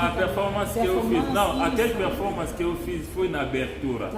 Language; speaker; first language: Portuguese; non-native, learner; Luba-Lulua